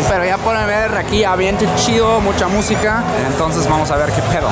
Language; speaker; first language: Spanish; non-native, fluent; German